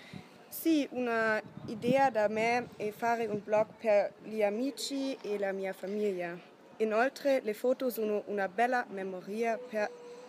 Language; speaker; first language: Italian; non-native, learner; German